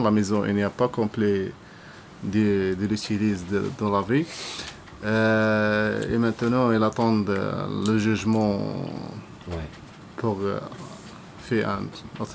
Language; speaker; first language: French; non-native, learner; Arabic